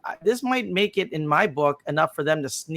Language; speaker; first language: English; native; English